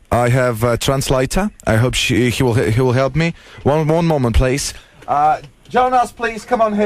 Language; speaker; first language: English; non-native, learner; Lithuanian